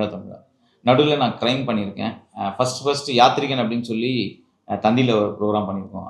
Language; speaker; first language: Tamil; native; Tamil